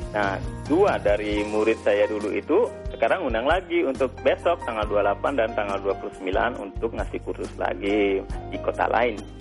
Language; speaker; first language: Indonesian; non-native, local second language; Balinese